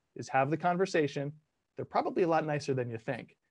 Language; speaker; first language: English; early bilingual, other home language; Italian